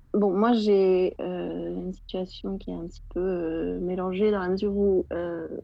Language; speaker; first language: French; native; French